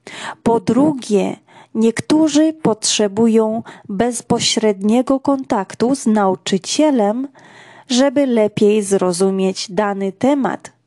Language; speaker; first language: Polish; non-native, fluent; Georgian